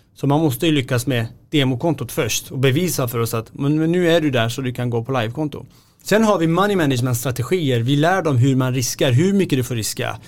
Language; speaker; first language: Swedish; native; Swedish